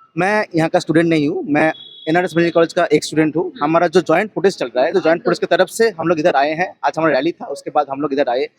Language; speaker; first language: Hindi; non-native, local second language; Bangla